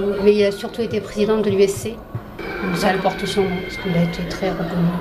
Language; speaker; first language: French; native; French